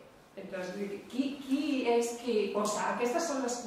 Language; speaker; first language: Catalan; non-native, local second language; Spanish